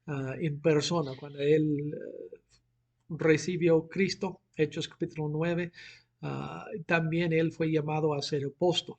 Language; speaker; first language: Spanish; non-native, fluent; English